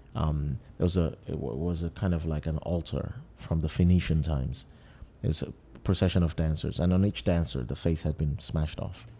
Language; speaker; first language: English; non-native, local second language; Yoruba